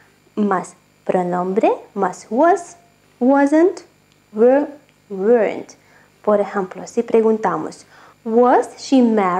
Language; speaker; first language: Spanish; non-native, fluent; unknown